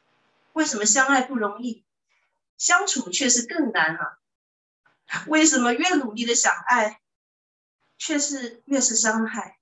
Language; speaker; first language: Chinese; native; Chinese